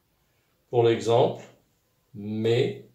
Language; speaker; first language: French; non-native, local second language; Arabic